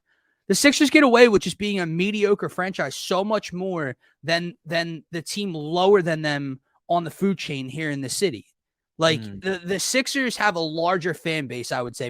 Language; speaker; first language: English; native; English